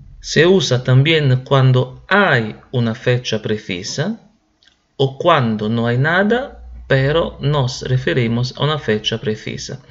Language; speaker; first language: Spanish; non-native, fluent; Italian